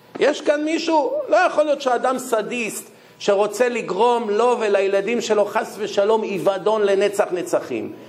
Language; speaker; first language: Hebrew; native; Hebrew